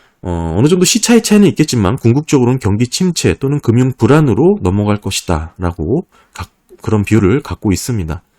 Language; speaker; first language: Korean; native; Korean